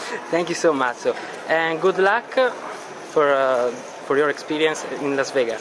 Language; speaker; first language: English; non-native, fluent; Italian